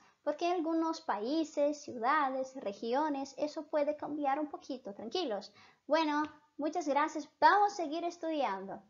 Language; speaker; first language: Spanish; non-native, fluent; Portuguese